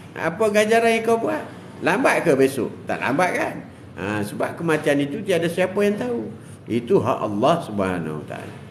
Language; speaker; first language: Malay; native; Malay